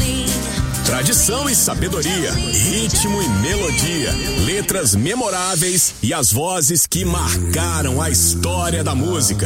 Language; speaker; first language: Portuguese; native; Portuguese